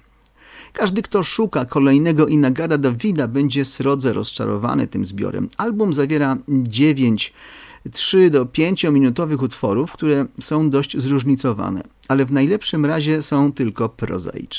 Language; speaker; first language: Polish; native; Polish